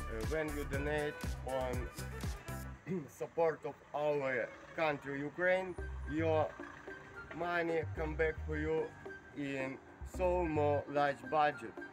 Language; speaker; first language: English; non-native, learner; Ukrainian